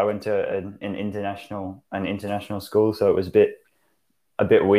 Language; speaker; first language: English; native; English